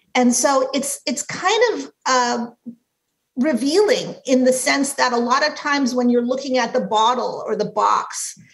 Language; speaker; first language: English; native; English